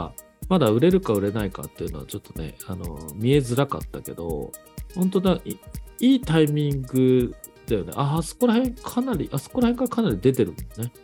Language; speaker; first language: Japanese; native; Japanese